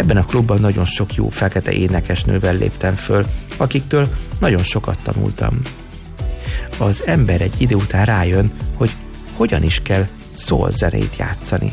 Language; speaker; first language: Hungarian; native; Hungarian